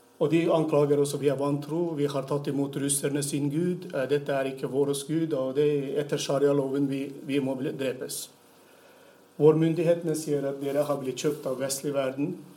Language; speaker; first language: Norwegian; non-native, fluent; Turkmen